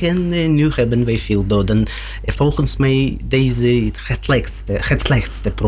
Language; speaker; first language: Dutch; non-native, learner; Russian